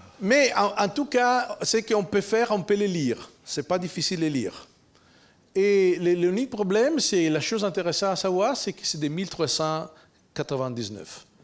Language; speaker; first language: French; non-native, fluent; Italian